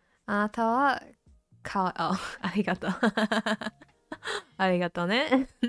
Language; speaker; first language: Japanese; non-native, learner; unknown